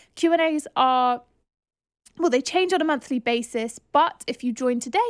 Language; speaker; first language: English; native; English